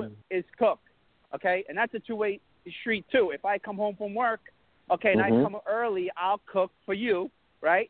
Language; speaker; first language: English; early bilingual, other home language; Italian